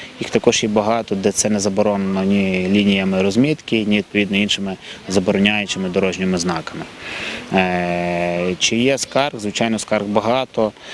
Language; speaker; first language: Ukrainian; native; Ukrainian